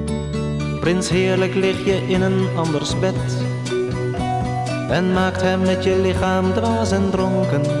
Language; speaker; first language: Dutch; native; Dutch